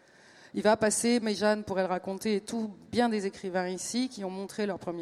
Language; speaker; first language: French; native; French